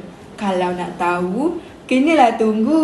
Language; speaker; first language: Malay; native; Malay